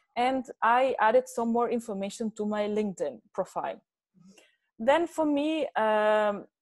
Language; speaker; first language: English; non-native, fluent; Spanish